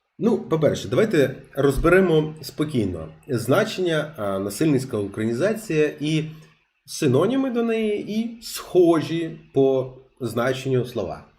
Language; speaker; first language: Ukrainian; non-native, local second language; Russian